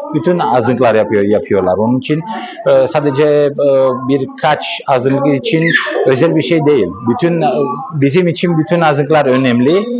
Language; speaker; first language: Turkish; non-native, learner; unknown